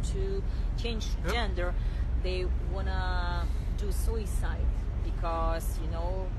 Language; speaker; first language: English; non-native, learner; Russian